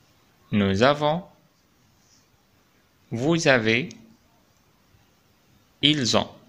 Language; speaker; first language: French; non-native, fluent; Arabic